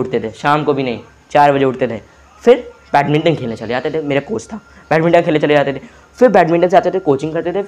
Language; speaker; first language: Hindi; native; Hindi